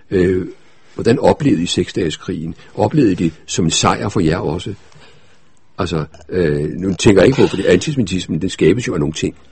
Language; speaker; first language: Danish; native; Danish